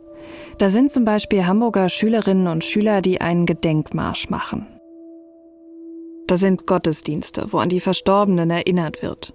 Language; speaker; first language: German; native; German